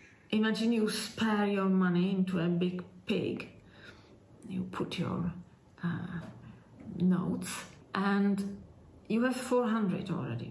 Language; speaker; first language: English; non-native, fluent; Czech